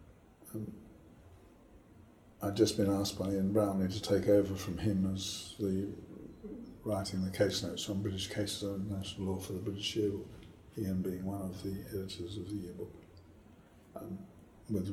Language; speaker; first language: English; native; English